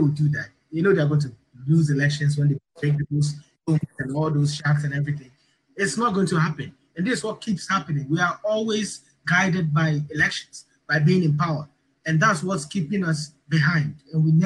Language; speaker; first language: English; non-native, local second language; Ga